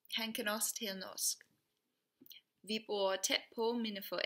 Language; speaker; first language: Danish; non-native, learner; English